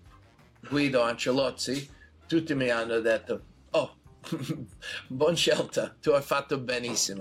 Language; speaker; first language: Italian; non-native, learner; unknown